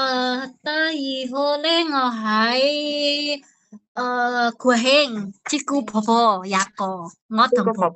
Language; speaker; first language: Cantonese; non-native, learner; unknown